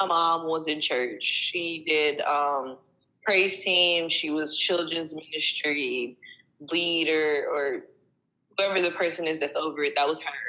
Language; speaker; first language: English; native; English